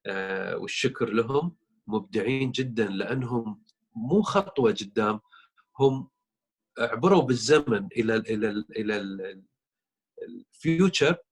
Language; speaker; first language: Arabic; native; Arabic